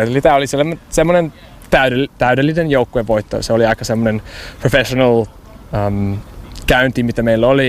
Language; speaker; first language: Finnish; early bilingual, heritage; English